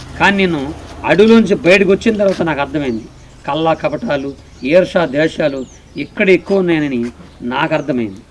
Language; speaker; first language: Telugu; non-native, local second language; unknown